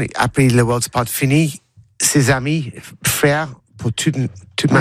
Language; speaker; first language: French; non-native, learner; English